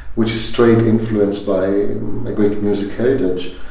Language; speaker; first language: English; non-native, fluent; Greek